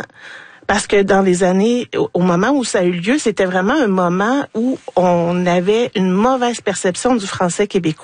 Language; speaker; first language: French; native; French